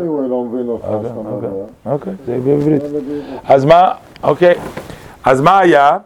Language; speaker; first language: Hebrew; non-native, fluent; English